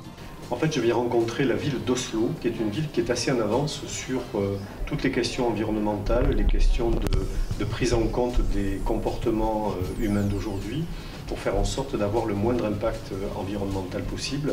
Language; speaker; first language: French; native; French